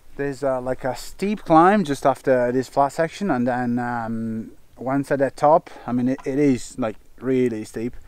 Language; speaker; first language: English; non-native, fluent; Italian